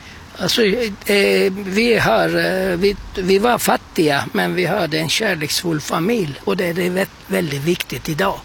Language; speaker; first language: Swedish; non-native, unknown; Turkish